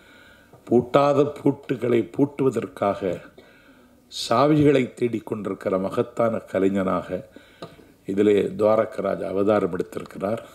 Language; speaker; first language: Tamil; native; Tamil